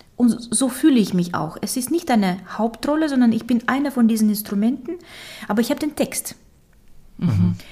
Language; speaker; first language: German; early bilingual, other home language; Romanian